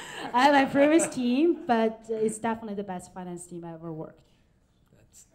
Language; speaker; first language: English; non-native, fluent; Chinese